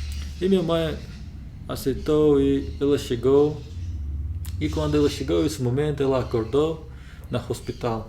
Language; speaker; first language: Portuguese; non-native, learner; Russian